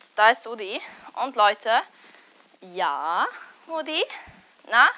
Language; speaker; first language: German; early bilingual, other home language; Hungarian